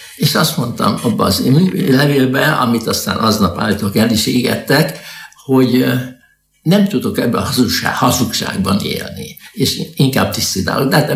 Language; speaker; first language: Hungarian; native; Hungarian